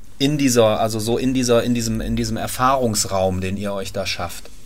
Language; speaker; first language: German; native; German